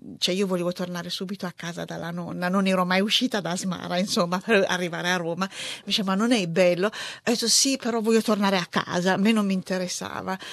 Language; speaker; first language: Italian; early bilingual, other home language; Tigrinya